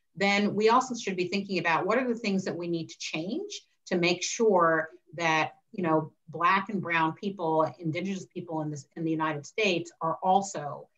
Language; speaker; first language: English; native; English